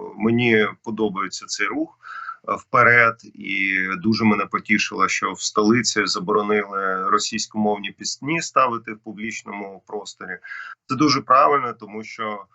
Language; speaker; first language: Ukrainian; non-native, local second language; Russian